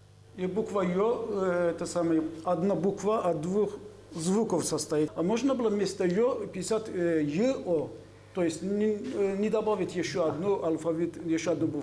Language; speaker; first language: Russian; non-native, fluent; Azerbaijani